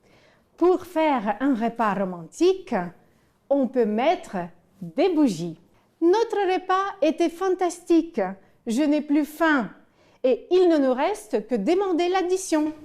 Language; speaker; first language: French; non-native, fluent; Ukrainian